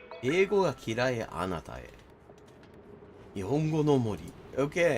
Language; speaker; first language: Japanese; non-native, fluent; English